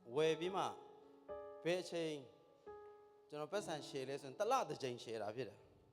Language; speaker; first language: Burmese; non-native, local second language; Kachin